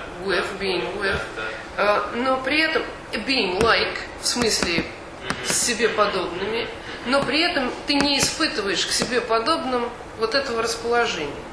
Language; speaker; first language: Russian; native; Russian